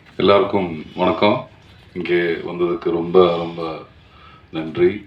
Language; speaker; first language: Tamil; non-native, learner; Malayalam